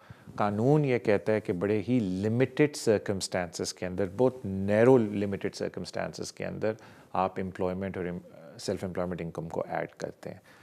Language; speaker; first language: Urdu; native; Urdu